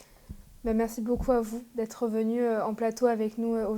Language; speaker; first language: French; native; French